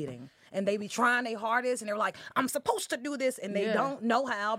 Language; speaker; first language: English; native; English